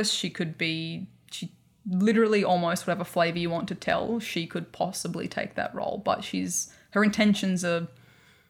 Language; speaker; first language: English; native; English